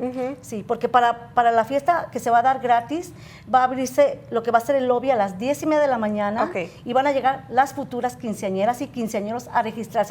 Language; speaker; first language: Spanish; native; Spanish